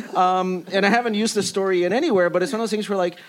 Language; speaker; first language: English; early bilingual, other home language; Spanish